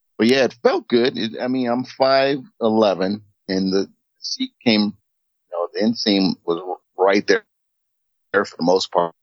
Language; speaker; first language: English; native; English